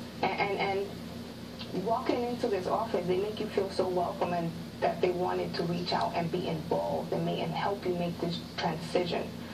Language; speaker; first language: English; early bilingual, other home language; Spanish